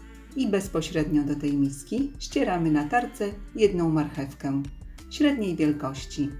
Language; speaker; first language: Polish; native; Polish